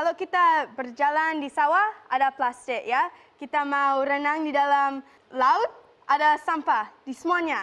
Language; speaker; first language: Indonesian; non-native, local second language; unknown